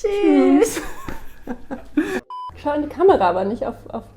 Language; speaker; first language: German; native; German